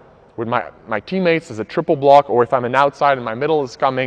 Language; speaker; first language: English; native; English